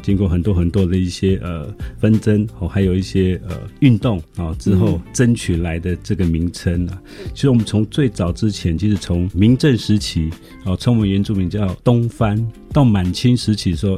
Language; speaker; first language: Chinese; non-native, local second language; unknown